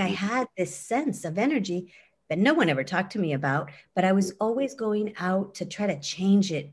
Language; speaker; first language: English; native; English